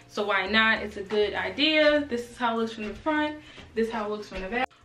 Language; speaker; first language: English; native; English